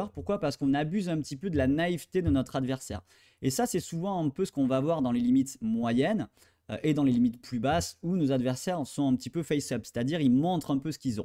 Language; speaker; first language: French; native; French